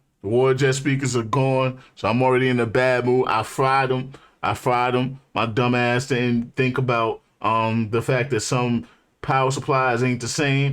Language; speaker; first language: English; native; English